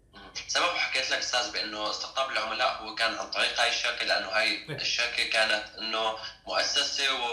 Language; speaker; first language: Arabic; native; Arabic